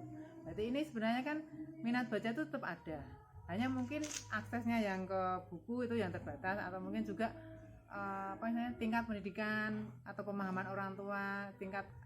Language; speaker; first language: Indonesian; native; Indonesian